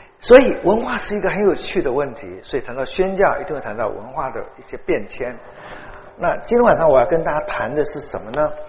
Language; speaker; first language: Chinese; native; Chinese